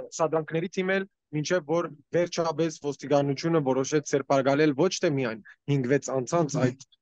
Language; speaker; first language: Armenian; early bilingual, heritage; Armenian